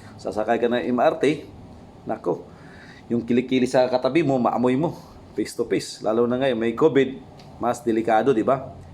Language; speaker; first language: Filipino; non-native, local second language; Cebuano